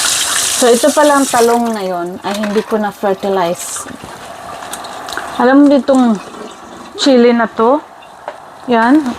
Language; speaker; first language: Filipino; native; Filipino